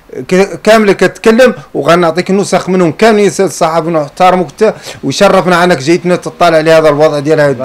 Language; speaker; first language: Arabic; native; Arabic